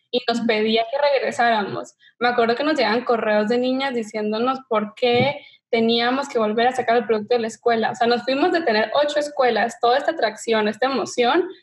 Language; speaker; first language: Spanish; native; Spanish